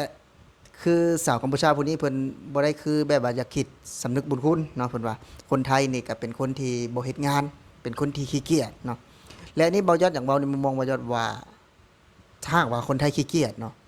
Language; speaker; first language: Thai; non-native, local second language; Lao